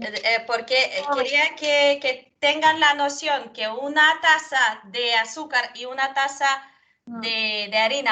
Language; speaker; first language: Spanish; non-native, fluent; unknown